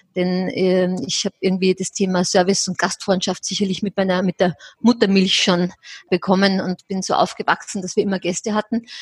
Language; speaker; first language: German; native; German